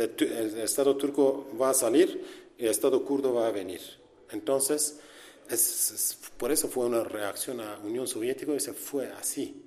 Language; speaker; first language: Spanish; non-native, learner; Kurdish